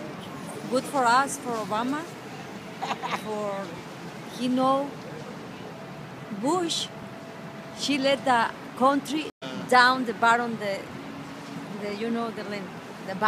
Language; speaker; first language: English; non-native, learner; Spanish